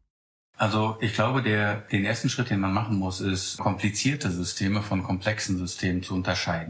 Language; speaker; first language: German; native; German